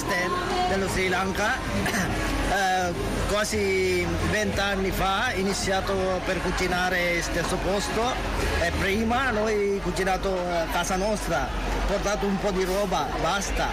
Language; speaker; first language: Italian; non-native, learner; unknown